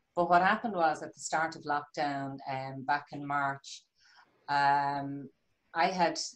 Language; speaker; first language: English; native; English